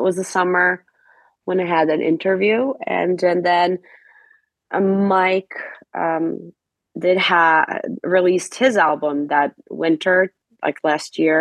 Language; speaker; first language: English; non-native, fluent; Serbian